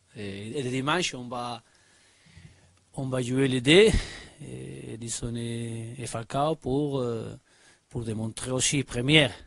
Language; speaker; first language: French; non-native, learner; Spanish